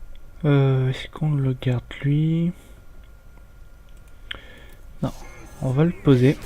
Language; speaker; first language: French; native; French